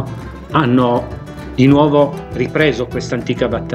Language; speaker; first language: Italian; native; Italian